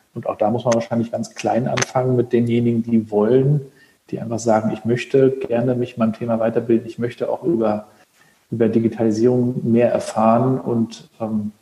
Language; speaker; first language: German; native; German